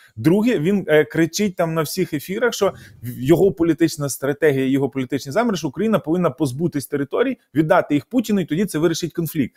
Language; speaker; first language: Ukrainian; native; Ukrainian